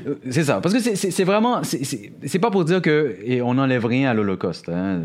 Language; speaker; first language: French; native; French